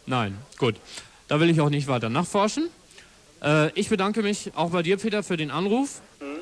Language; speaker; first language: German; native; German